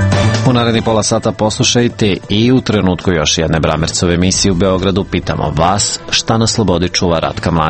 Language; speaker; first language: Serbian; native; Serbian